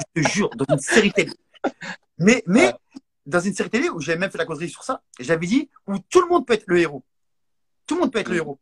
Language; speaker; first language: French; non-native, local second language; Arabic